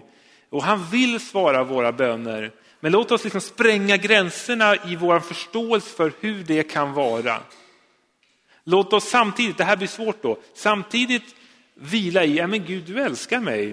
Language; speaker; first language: Swedish; native; Swedish